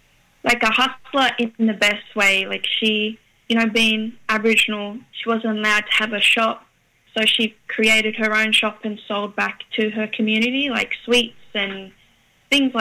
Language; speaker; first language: English; native; English